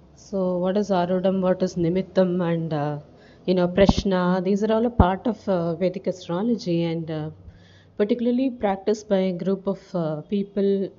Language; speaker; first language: English; non-native, local second language; Tamil